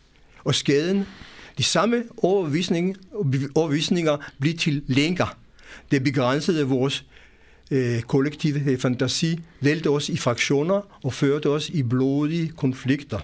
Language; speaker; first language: Danish; non-native, fluent; Hebrew